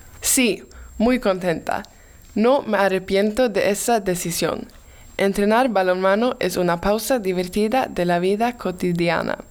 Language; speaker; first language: Spanish; non-native, learner; Swedish